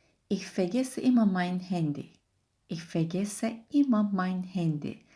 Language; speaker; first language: German; non-native, fluent; Turkish